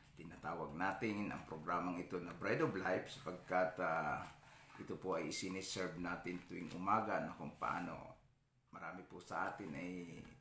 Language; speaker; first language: Filipino; non-native, local second language; Bikol